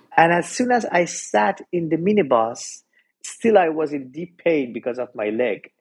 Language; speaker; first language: English; non-native, fluent; Persian